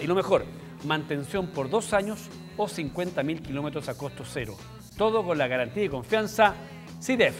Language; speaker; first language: Spanish; native; Spanish